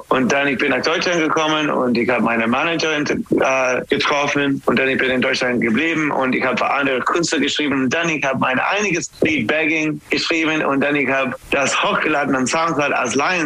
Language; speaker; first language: German; non-native, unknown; English